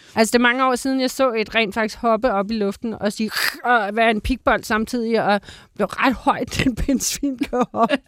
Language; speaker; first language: Danish; native; Danish